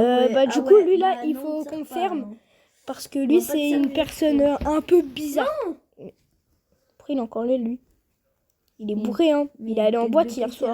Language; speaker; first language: French; native; French